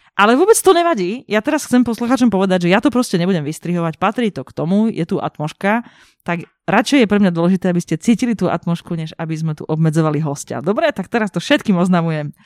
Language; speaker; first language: Slovak; non-native, local second language; Hungarian